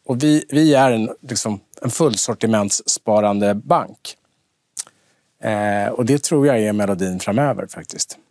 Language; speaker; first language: Swedish; native; Swedish